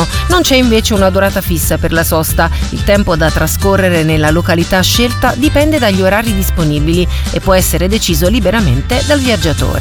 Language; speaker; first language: Italian; native; Italian